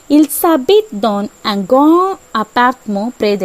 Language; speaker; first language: French; non-native, learner; Tamil